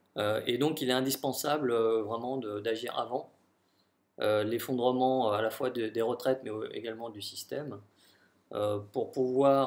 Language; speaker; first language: French; native; French